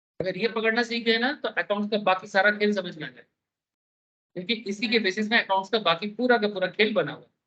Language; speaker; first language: Hindi; non-native, local second language; Bangla